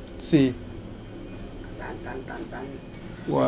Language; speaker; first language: Spanish; native; Spanish